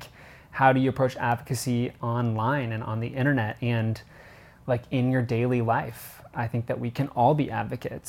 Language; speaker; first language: English; native; English